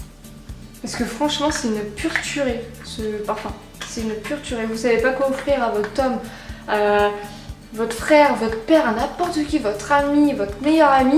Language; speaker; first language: French; native; French